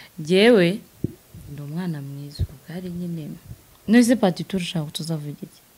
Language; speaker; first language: Kinyarwanda; native; Kinyarwanda